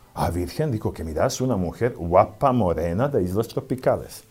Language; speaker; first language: Spanish; non-native, fluent; Serbian